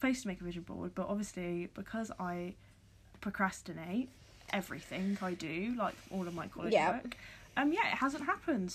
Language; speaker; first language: English; native; English